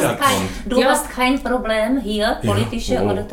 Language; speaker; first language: German; non-native, learner; Czech